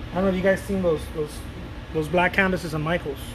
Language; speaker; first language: English; non-native, fluent; Spanish